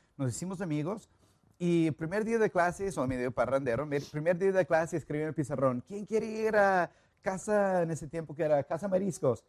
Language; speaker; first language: Spanish; non-native, fluent; English